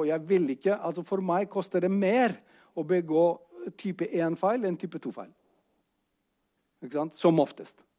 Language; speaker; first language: Norwegian; non-native, fluent; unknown